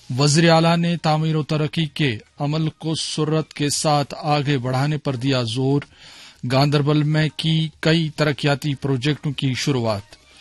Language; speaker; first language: Urdu; non-native, local second language; Kashmiri